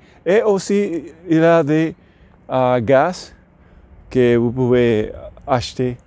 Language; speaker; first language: French; non-native, learner; English